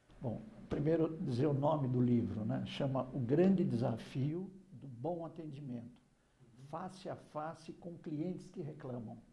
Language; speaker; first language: Portuguese; non-native, fluent; German